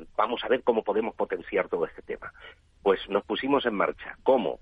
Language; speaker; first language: Spanish; native; Spanish